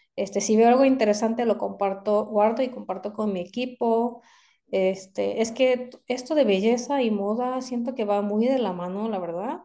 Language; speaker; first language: Spanish; non-native, fluent; Korean